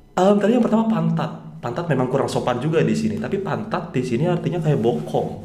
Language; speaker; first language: Indonesian; native; Indonesian